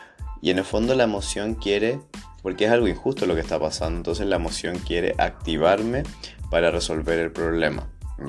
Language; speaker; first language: Spanish; native; Spanish